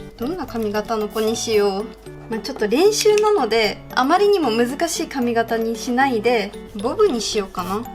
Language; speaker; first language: Japanese; early bilingual, heritage; Japanese